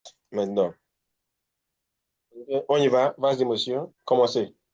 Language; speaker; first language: French; non-native, fluent; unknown